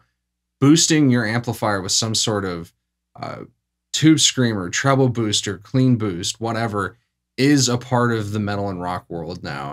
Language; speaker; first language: English; native; English